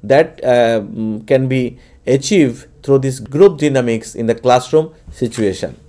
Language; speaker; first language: English; non-native, local second language; Bangla